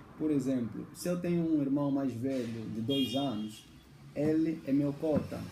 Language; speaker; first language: Portuguese; native; Portuguese